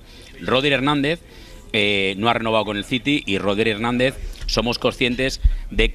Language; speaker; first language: Spanish; native; Spanish